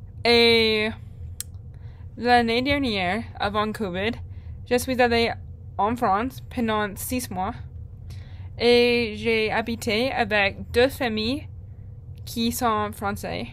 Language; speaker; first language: French; non-native, learner; English